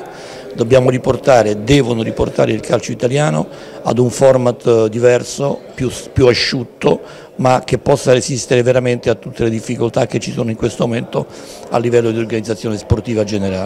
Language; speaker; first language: Italian; native; Italian